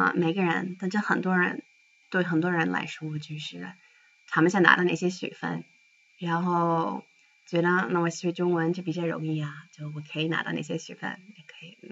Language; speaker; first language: Chinese; non-native, fluent; English